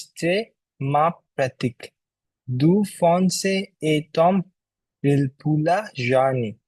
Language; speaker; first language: French; non-native, learner; Bangla